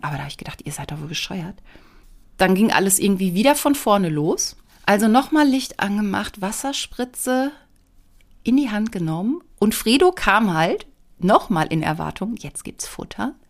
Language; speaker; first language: German; native; German